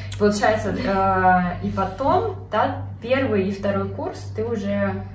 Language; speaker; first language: Russian; native; Russian